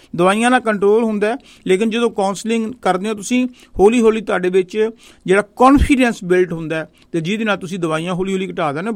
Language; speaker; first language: Punjabi; native; Punjabi